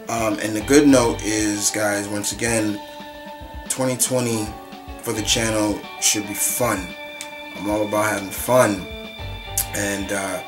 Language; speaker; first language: English; native; English